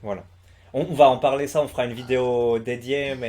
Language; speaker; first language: French; native; French